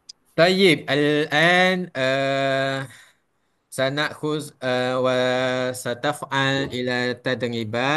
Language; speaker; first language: Arabic; non-native, learner; Malay